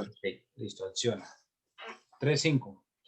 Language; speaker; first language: Spanish; native; Spanish